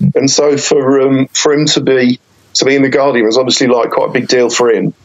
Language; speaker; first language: English; native; English